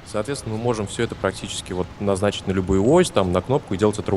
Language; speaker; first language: Russian; native; Russian